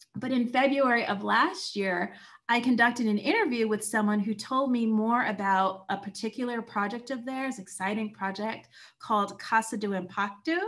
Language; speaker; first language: English; native; English